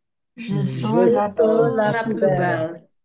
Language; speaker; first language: French; non-native, learner; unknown